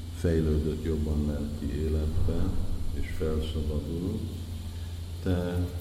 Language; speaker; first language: Hungarian; early bilingual, heritage; Hungarian